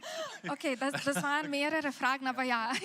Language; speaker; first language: German; non-native, fluent; Slovenian